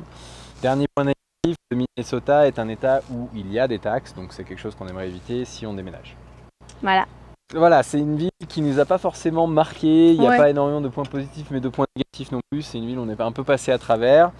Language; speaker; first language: French; native; French